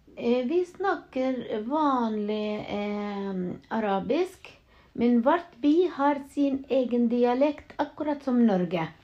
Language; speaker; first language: Norwegian; non-native, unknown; Arabic